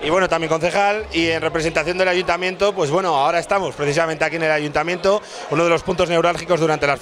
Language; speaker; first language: Spanish; native; Spanish